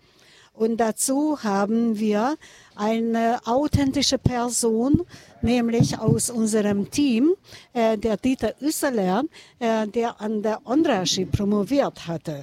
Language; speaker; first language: German; non-native, fluent; Hungarian